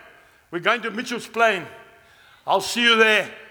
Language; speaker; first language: English; native; English